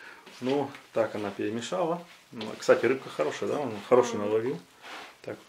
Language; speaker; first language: Russian; native; Russian